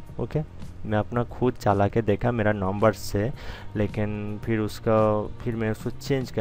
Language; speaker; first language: Hindi; non-native, local second language; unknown